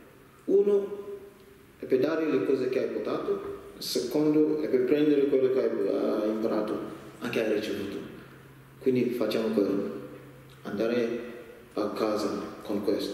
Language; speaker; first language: Italian; non-native, learner; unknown